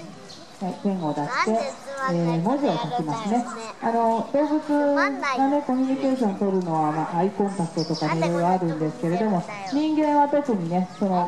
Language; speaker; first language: Japanese; native; Japanese